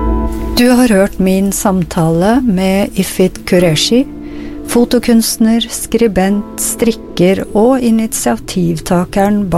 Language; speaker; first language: Norwegian; native; Norwegian